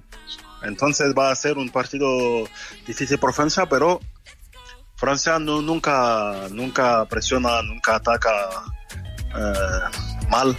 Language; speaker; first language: Spanish; non-native, fluent; French